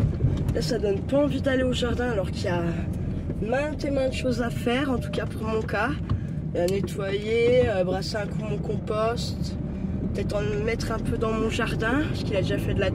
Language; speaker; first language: French; native; French